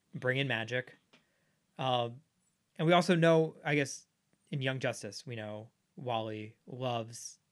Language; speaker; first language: English; native; English